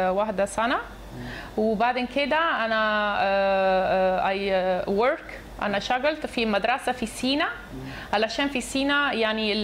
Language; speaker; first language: Arabic; non-native, learner; Italian